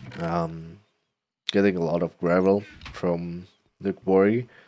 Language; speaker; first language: English; non-native, fluent; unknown